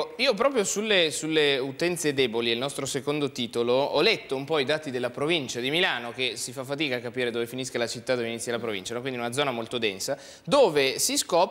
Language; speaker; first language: Italian; native; Italian